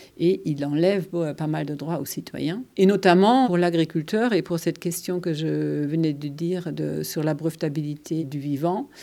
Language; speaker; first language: French; non-native, fluent; German